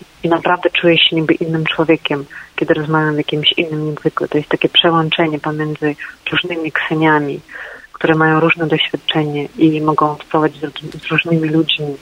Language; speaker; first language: Polish; non-native, fluent; Ukrainian